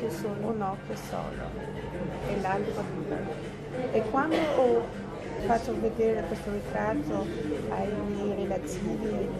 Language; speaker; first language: Italian; non-native, fluent; Albanian